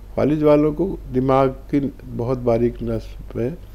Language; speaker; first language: Hindi; native; Hindi